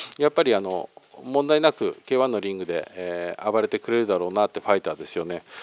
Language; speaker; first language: Japanese; native; Japanese